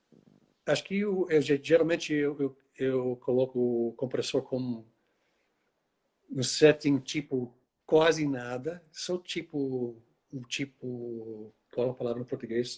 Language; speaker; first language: Portuguese; non-native, fluent; English